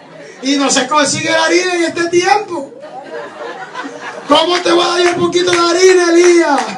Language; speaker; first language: Spanish; native; Spanish